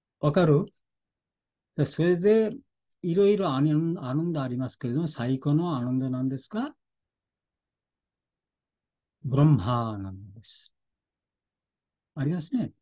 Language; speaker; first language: Japanese; non-native, fluent; Bangla